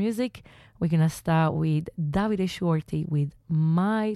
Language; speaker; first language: English; non-native, fluent; Italian